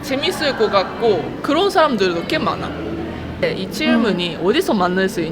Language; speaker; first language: Korean; non-native, fluent; Japanese